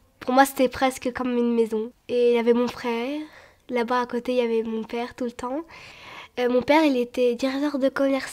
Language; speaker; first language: French; early bilingual, other home language; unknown